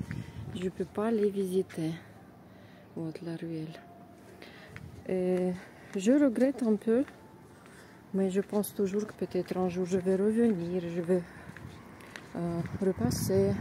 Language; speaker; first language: French; non-native, fluent; Russian